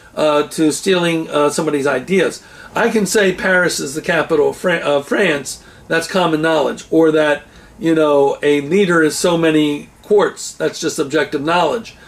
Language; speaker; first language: English; native; English